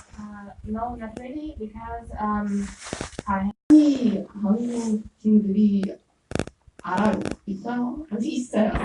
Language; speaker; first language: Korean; non-native, learner; German